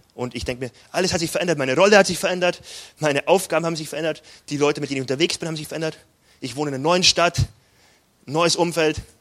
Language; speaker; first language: German; native; German